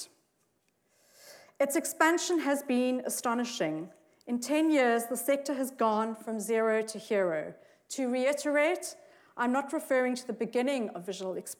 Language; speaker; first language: English; native; English